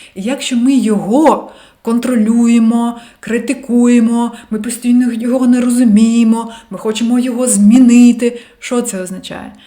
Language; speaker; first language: Ukrainian; non-native, local second language; Russian